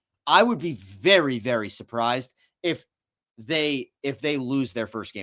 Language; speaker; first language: English; native; English